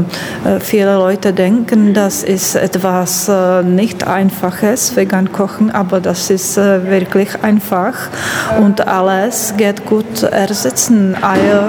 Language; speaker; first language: German; non-native, learner; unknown